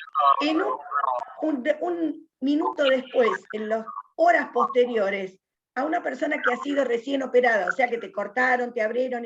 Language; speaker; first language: Spanish; native; Spanish